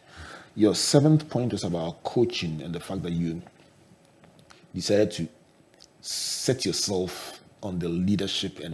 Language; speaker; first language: English; non-native, local second language; Akan